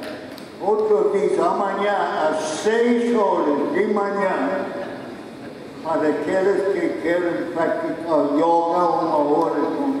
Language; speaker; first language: Portuguese; non-native, fluent; English